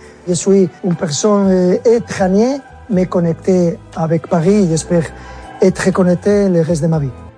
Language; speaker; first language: French; non-native, learner; Spanish